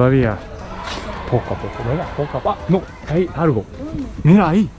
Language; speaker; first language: Spanish; non-native, learner; Japanese